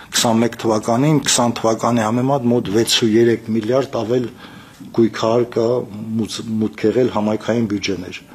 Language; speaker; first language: Armenian; native; Armenian